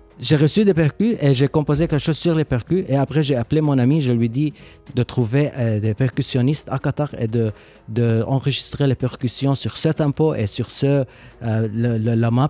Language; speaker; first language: French; non-native, learner; Arabic